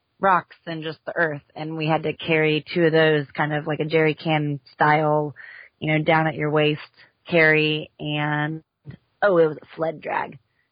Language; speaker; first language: English; native; English